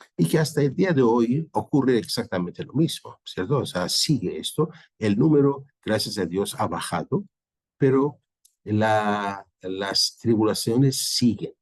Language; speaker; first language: Spanish; non-native, fluent; Persian